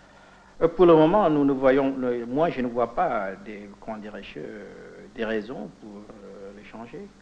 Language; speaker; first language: French; non-native, fluent; Indonesian